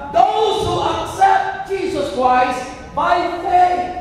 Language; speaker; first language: English; non-native, local second language; Filipino